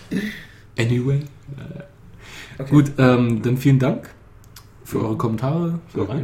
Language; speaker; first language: German; native; German